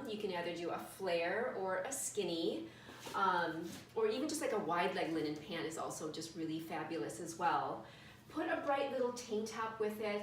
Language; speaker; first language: English; native; English